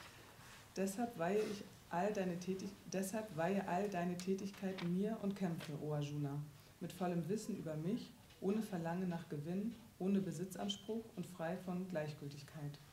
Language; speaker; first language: German; native; German